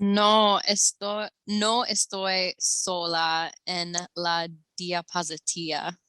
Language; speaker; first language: Spanish; non-native, learner; English